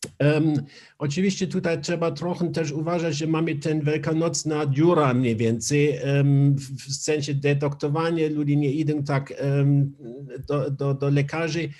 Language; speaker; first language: Polish; non-native, learner; German